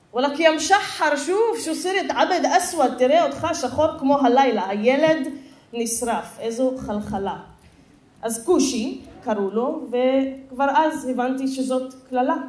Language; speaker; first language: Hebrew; non-native, local second language; Arabic